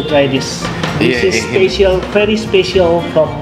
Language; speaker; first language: English; non-native, learner; Indonesian